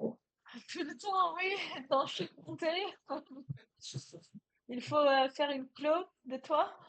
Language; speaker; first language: French; non-native, learner; Dutch